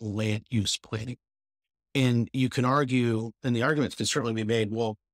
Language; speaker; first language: English; native; English